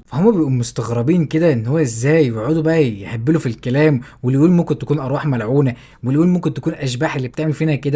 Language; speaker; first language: Arabic; native; Arabic